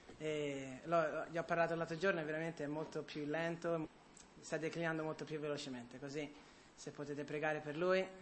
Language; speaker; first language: Italian; early bilingual, other home language; English